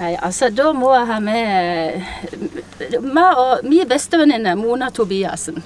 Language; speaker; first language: Norwegian; native; Norwegian